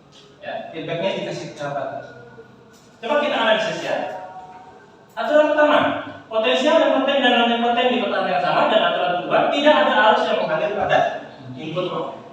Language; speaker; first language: Indonesian; native; Indonesian